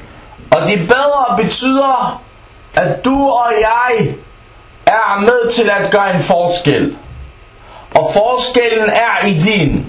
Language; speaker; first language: Danish; non-native, fluent; Arabic